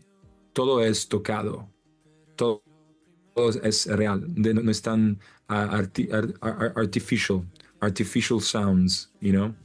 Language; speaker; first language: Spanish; non-native, learner; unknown